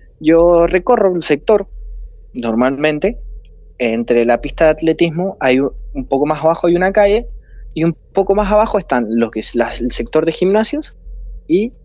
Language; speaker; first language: Spanish; native; Spanish